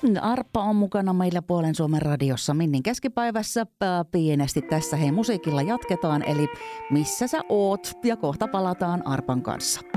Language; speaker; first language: Finnish; native; Finnish